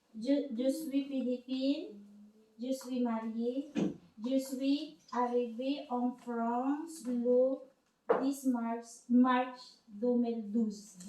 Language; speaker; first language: French; non-native, learner; Filipino